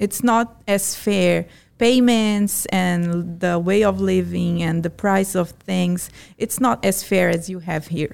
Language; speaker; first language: English; non-native, fluent; Portuguese